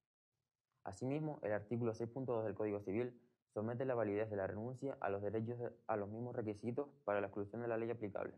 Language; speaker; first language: Spanish; native; Spanish